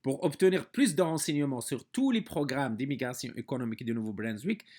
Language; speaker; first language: French; non-native, local second language; Arabic